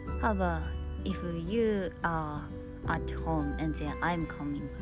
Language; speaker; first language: English; non-native, learner; Japanese